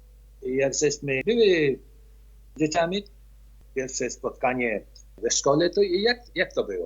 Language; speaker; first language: Polish; early bilingual, heritage; Polish